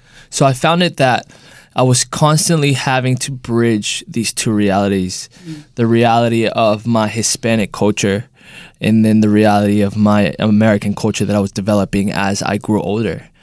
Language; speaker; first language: English; early bilingual, other home language; Spanish